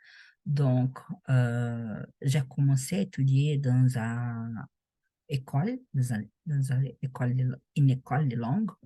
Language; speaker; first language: French; non-native, learner; Portuguese